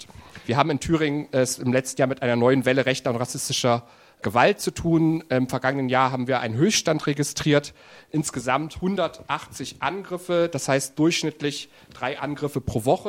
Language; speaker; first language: German; native; German